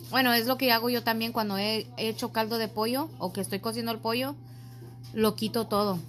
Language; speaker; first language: Spanish; early bilingual, heritage; Spanish